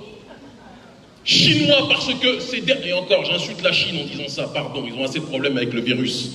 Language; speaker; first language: French; native; French